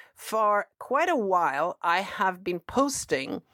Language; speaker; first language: English; non-native, fluent; Polish